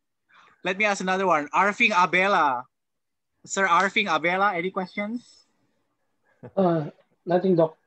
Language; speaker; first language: English; non-native, fluent; Indonesian